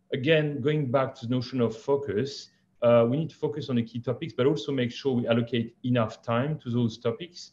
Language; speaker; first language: English; non-native, fluent; French